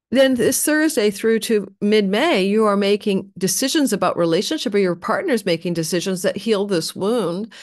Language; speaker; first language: English; native; English